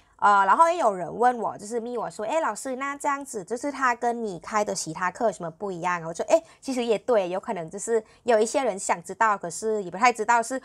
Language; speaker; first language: Chinese; non-native, fluent; Thai